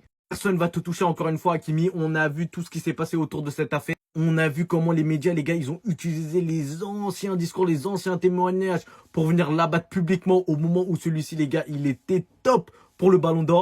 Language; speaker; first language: French; native; French